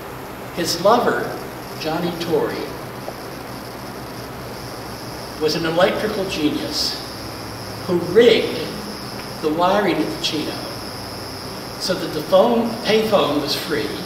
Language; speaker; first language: English; native; English